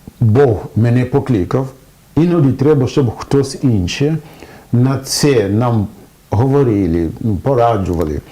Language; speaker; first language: Ukrainian; non-native, fluent; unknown